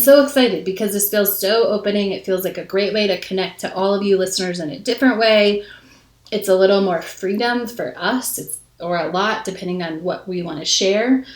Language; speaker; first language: English; native; English